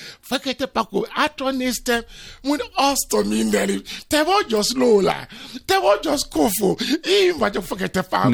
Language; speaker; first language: Hungarian; non-native, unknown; Yoruba